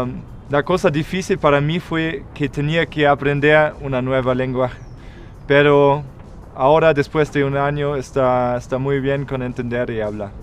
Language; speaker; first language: Spanish; non-native, fluent; German